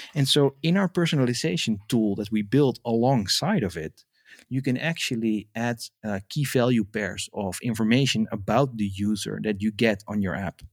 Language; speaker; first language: English; non-native, fluent; Dutch